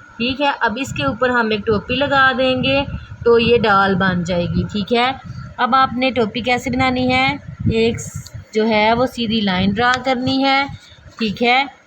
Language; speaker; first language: Urdu; non-native, local second language; Punjabi